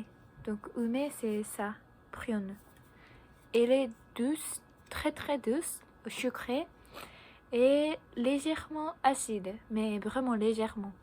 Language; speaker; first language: French; non-native, learner; Japanese